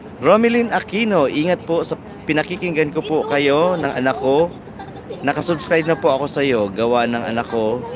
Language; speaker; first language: Filipino; non-native, local second language; Bikol